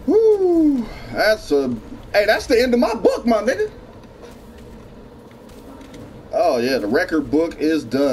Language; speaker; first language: English; native; English